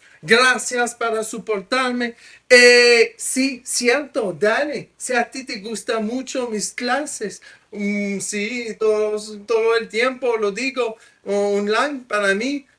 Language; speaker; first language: Spanish; non-native, fluent; French